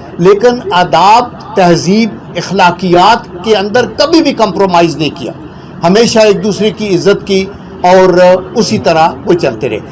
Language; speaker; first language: Urdu; non-native, local second language; Punjabi